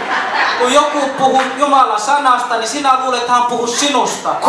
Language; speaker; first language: Finnish; non-native, fluent; Kinyarwanda